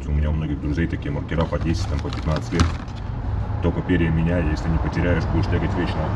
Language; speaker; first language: Russian; native; Russian